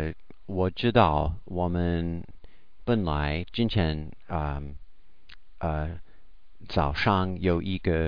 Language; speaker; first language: Chinese; non-native, learner; English